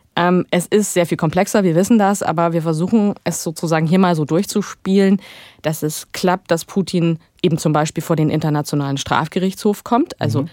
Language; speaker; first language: German; native; German